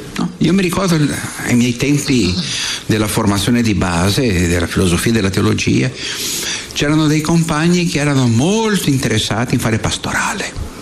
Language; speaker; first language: Italian; non-native, fluent; Portuguese